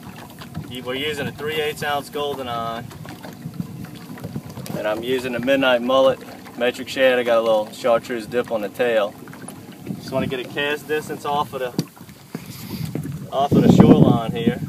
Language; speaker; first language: English; native; English